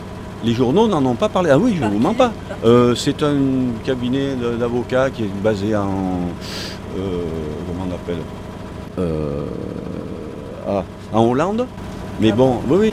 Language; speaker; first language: French; native; French